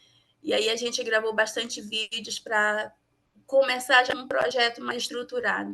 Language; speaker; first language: Portuguese; native; Portuguese